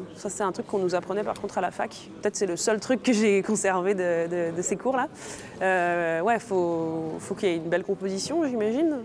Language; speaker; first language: French; native; French